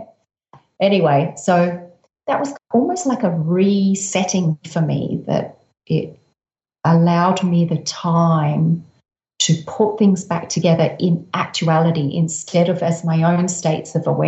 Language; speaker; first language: English; native; English